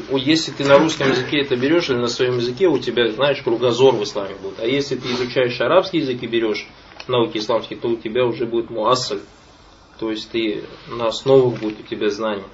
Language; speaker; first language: Russian; non-native, local second language; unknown